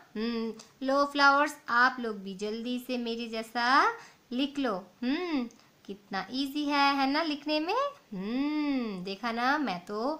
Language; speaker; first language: Hindi; non-native, local second language; Bangla